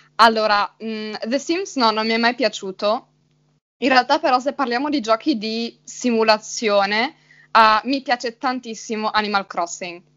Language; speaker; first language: Italian; native; Italian